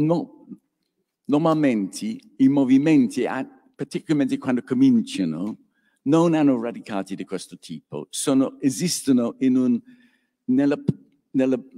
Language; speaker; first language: Italian; non-native, learner; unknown